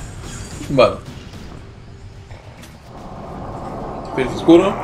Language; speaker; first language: Spanish; native; Spanish